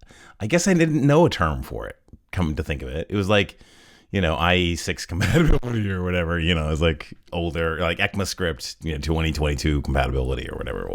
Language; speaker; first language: English; native; English